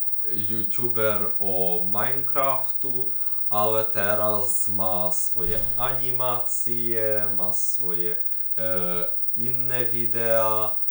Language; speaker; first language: Slovak; non-native, learner; Ukrainian